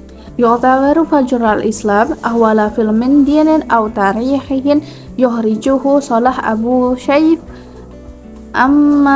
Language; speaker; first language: Arabic; non-native, learner; Indonesian